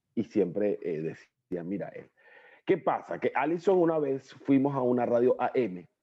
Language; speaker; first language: Spanish; native; Spanish